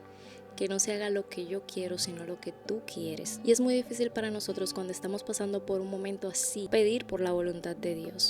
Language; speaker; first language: Spanish; native; Spanish